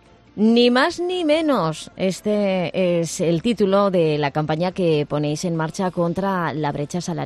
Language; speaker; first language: Spanish; native; Spanish